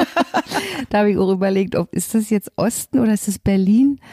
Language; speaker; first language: German; native; German